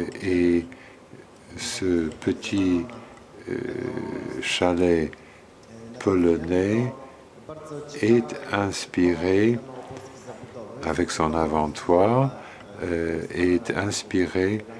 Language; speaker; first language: French; non-native, fluent; Polish